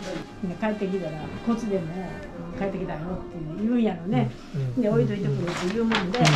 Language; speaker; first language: Japanese; native; Japanese